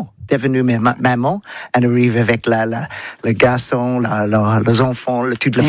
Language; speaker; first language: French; non-native, learner; English